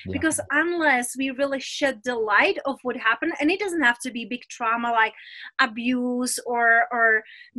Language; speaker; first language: English; non-native, fluent; Czech